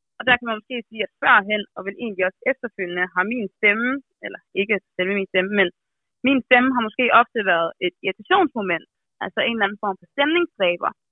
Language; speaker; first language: Danish; native; Danish